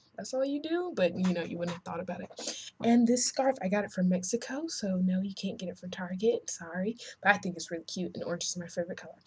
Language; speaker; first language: English; native; English